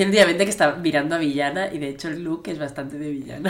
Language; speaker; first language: Spanish; native; Spanish